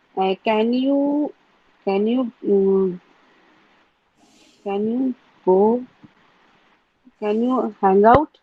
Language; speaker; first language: English; non-native, learner; Hindi